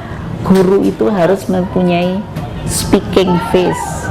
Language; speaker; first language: Indonesian; native; Indonesian